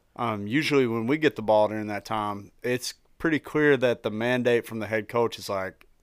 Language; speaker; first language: English; native; English